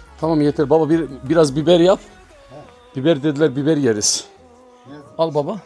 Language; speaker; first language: Turkish; native; Turkish